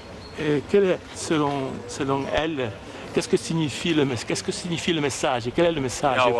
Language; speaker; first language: French; native; French